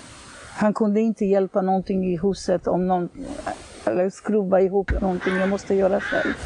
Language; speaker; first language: Swedish; non-native, fluent; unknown